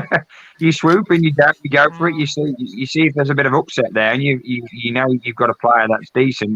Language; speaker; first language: English; native; English